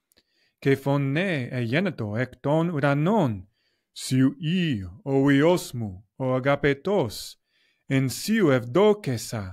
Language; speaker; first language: Greek; non-native, fluent; English